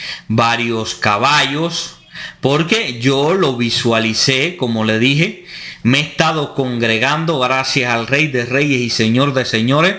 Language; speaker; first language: Spanish; native; Spanish